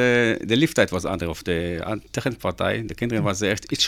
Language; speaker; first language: Dutch; non-native, learner; Hebrew